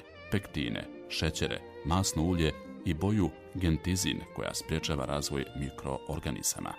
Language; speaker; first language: Croatian; native; Croatian